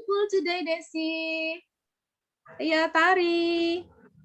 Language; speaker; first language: English; non-native, learner; Indonesian